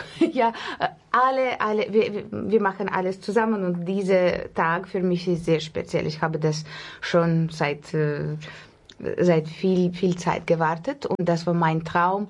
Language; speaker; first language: German; non-native, learner; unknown